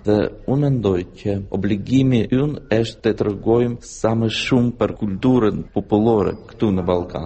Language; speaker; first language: Albanian; non-native, fluent; Russian